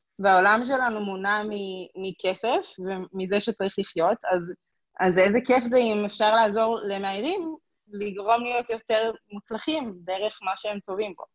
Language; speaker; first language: Hebrew; native; Hebrew